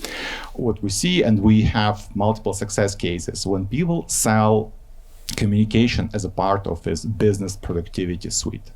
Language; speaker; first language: English; non-native, fluent; Ukrainian